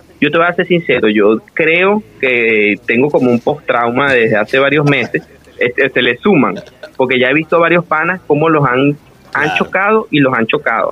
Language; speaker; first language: Spanish; native; Spanish